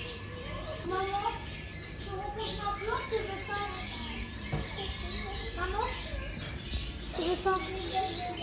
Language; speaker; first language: French; native; French